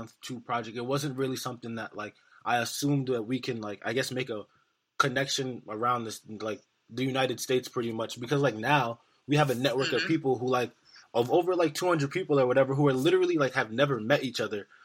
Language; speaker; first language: English; native; English